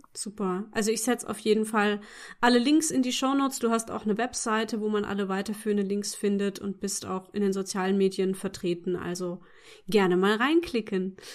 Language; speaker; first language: German; native; German